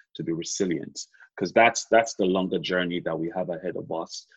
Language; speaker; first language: English; non-native, local second language; Yoruba